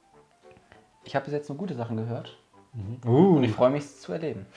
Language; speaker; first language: German; native; German